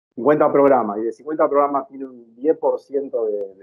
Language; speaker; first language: Spanish; native; Spanish